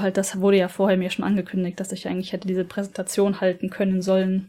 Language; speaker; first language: German; native; German